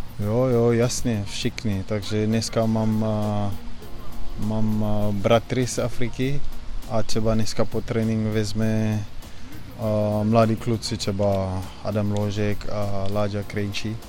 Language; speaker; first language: Czech; non-native, learner; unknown